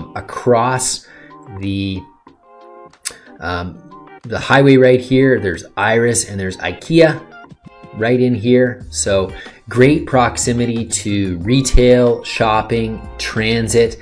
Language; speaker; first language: English; native; English